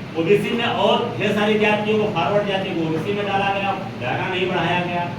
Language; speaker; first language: Hindi; native; Hindi